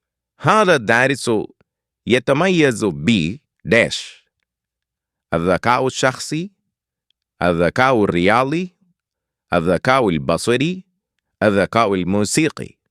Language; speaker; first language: Arabic; non-native, fluent; Malayalam